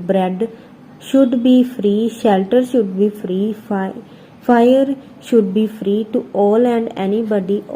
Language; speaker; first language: English; non-native, local second language; Punjabi